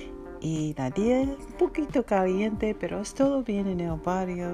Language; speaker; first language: Spanish; non-native, learner; English